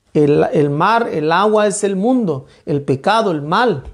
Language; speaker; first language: Spanish; native; Spanish